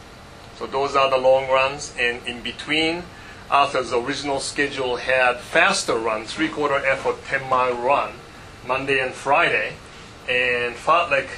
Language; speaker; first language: English; non-native, fluent; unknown